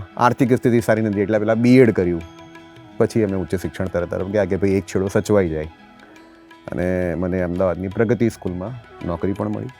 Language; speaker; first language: Gujarati; non-native, local second language; Hindi